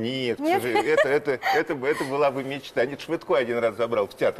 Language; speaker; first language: Russian; native; Russian